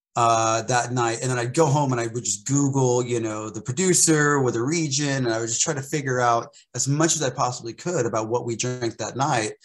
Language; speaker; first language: English; native; English